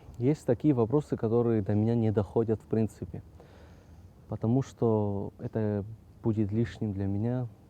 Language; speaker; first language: Russian; non-native, local second language; Abkhazian